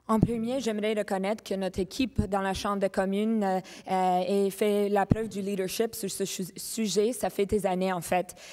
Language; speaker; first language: French; non-native, local second language; English